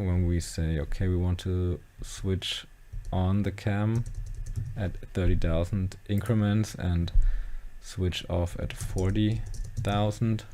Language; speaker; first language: English; non-native, fluent; German